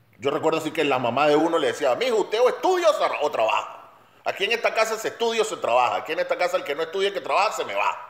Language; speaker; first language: Spanish; native; Spanish